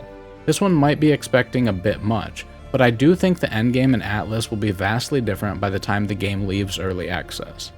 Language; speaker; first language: English; native; English